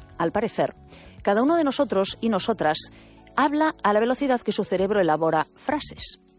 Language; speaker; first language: Spanish; native; Spanish